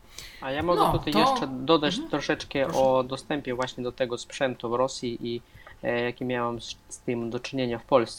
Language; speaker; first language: Polish; non-native, fluent; Russian